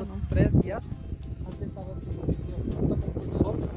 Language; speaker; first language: Spanish; non-native, learner; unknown